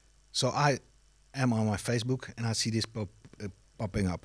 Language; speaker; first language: English; non-native, fluent; Dutch